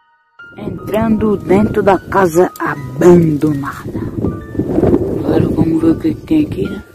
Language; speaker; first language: Portuguese; native; Portuguese